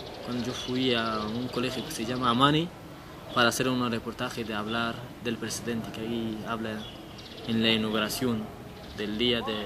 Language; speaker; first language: Spanish; non-native, learner; Persian